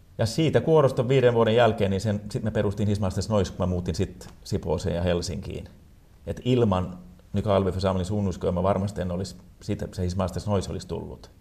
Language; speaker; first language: Finnish; non-native, local second language; Swedish